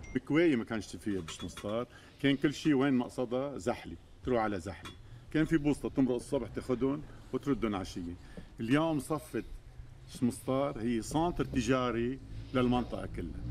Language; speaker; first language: Arabic; native; Arabic